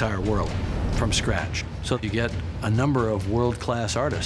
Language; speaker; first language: English; native; English